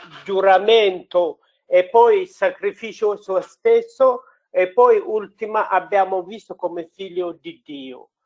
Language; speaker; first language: Italian; non-native, learner; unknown